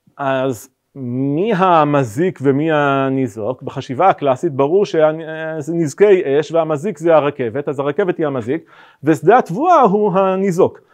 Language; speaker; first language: Hebrew; native; Hebrew